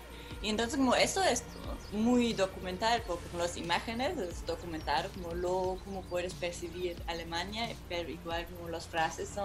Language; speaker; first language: Spanish; non-native, fluent; German